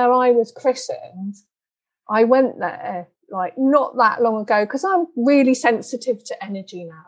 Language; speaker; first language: English; native; English